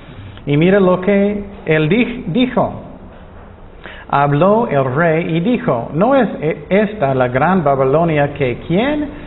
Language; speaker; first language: Spanish; non-native, fluent; English